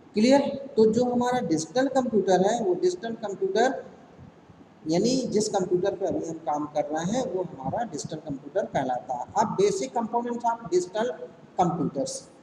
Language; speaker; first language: Hindi; native; Hindi